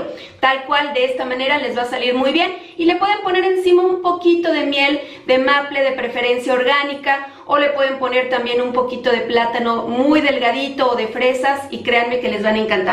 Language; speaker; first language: Spanish; native; Spanish